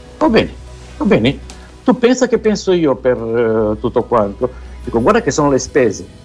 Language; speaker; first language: Italian; non-native, fluent; Romanian